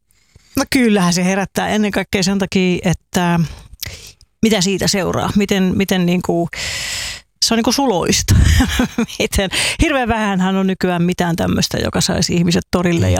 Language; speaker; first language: Finnish; native; Finnish